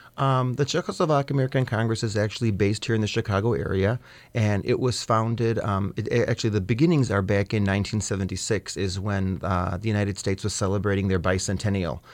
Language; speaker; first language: English; early bilingual, other home language; Czech